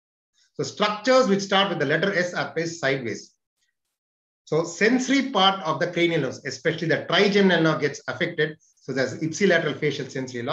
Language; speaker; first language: English; non-native, local second language; Telugu